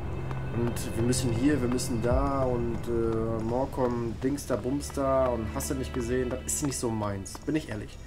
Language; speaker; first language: German; native; German